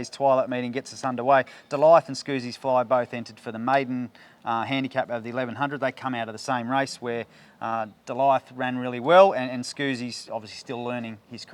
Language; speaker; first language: English; native; English